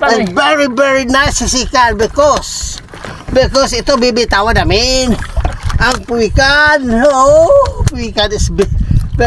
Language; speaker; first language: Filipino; non-native, local second language; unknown